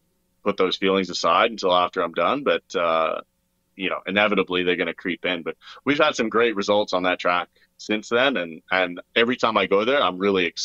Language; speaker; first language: English; native; English